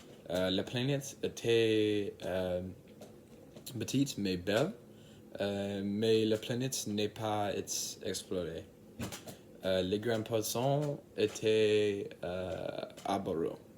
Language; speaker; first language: French; non-native, learner; English